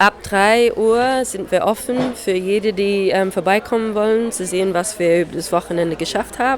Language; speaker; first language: German; non-native, fluent; English